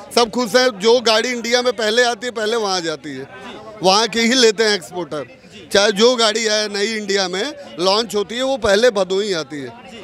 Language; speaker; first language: Hindi; native; Hindi